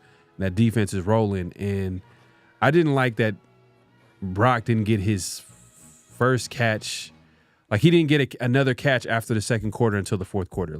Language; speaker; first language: English; native; English